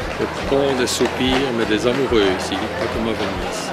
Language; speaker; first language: French; native; French